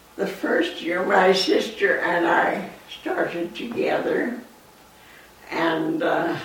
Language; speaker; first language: English; native; English